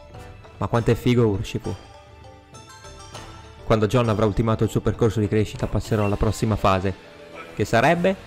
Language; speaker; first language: Italian; native; Italian